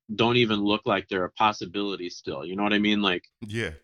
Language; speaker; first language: English; native; English